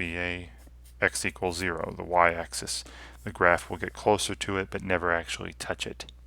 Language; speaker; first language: English; native; English